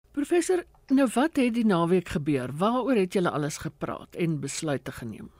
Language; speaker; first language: Afrikaans; native; Afrikaans